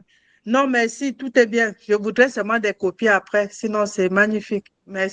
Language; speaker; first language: French; non-native, fluent; German